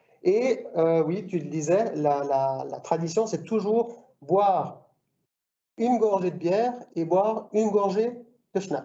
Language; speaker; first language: French; native; French